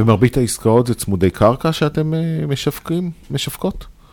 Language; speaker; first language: Hebrew; native; Hebrew